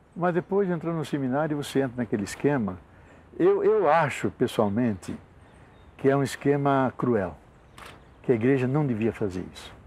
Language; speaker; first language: Portuguese; non-native, local second language; Italian